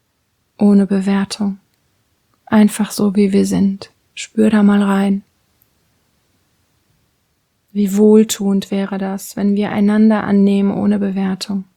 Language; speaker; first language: German; native; German